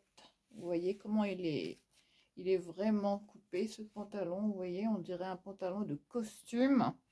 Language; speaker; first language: French; native; French